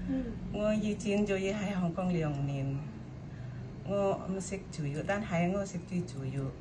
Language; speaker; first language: Cantonese; non-native, learner; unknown